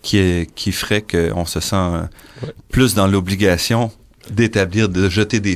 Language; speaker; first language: French; native; French